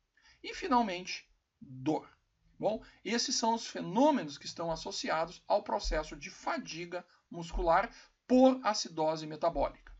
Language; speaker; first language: Portuguese; native; Portuguese